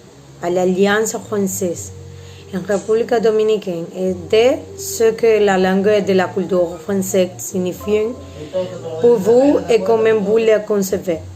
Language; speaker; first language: French; non-native, learner; Spanish